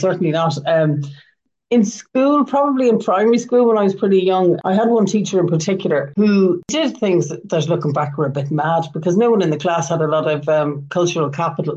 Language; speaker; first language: English; native; English